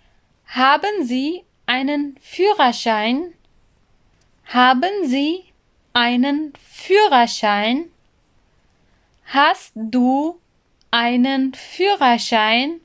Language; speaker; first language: German; non-native, fluent; Urdu